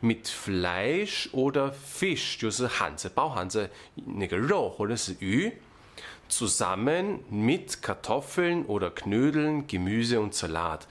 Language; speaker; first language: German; non-native, fluent; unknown